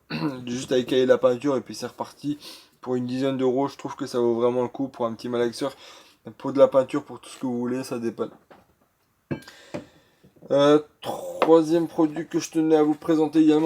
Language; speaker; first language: French; native; French